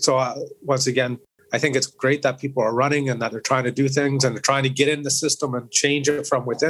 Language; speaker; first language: English; native; English